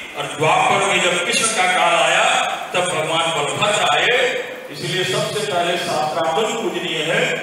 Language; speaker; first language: Hindi; native; Hindi